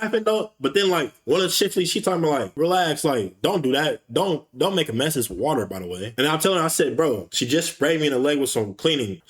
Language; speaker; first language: English; native; English